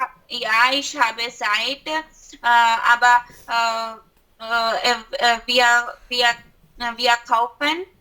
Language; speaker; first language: German; non-native, learner; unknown